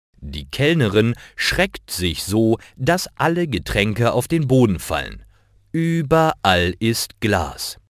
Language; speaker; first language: German; native; German